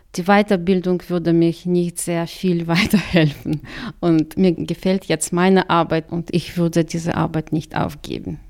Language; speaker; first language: German; non-native, fluent; Russian